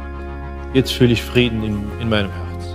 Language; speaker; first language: German; non-native, fluent; Arabic